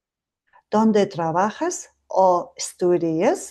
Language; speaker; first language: Spanish; non-native, fluent; Mongolian